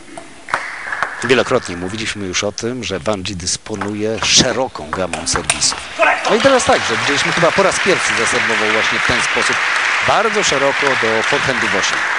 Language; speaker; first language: Polish; native; Polish